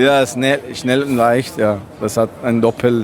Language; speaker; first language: German; non-native, fluent; Italian